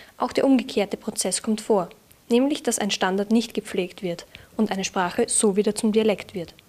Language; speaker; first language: German; native; German